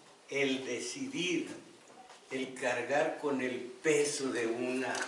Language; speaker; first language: Spanish; native; Spanish